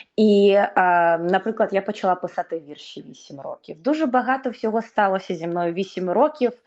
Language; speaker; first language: Ukrainian; native; Ukrainian